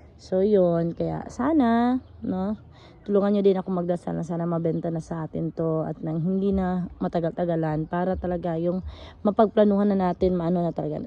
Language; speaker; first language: Filipino; non-native, local second language; Cebuano